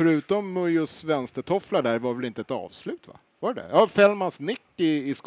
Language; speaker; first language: Swedish; native; Swedish